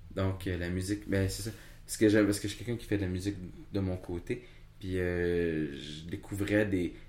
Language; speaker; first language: French; native; French